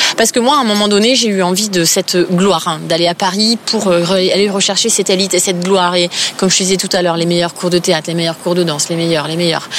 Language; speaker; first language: French; native; French